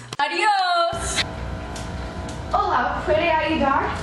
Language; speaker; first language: Spanish; non-native, learner; English